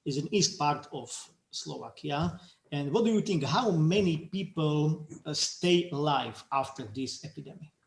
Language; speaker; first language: English; non-native, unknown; Slovak